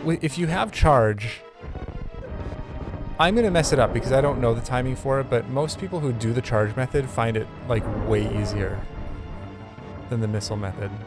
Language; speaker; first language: English; native; English